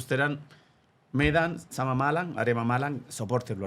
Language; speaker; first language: Indonesian; non-native, fluent; Spanish